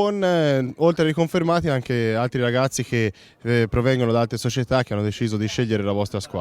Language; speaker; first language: Italian; native; Italian